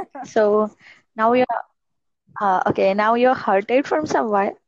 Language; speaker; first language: English; non-native, learner; Gujarati